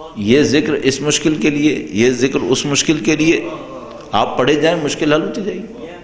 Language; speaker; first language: Urdu; native; Urdu